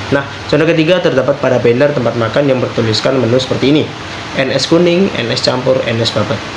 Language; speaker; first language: Indonesian; native; Indonesian